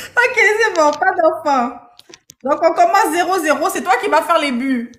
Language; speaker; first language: French; early bilingual, other home language; Haitian Creole